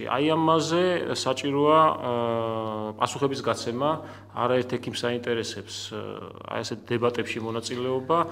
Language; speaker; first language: Georgian; native; Georgian